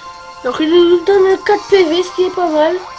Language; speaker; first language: French; native; French